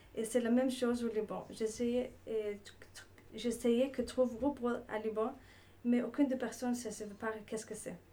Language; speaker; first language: French; non-native, learner; Danish